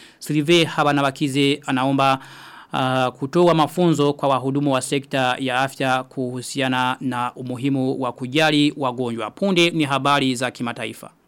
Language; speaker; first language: Swahili; non-native, local second language; Rundi